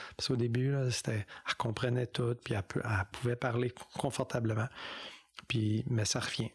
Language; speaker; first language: French; non-native, local second language; English